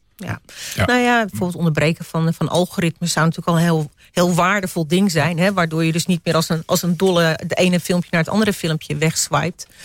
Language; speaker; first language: Dutch; native; Dutch